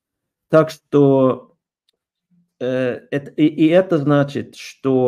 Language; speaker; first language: Russian; non-native, fluent; Norwegian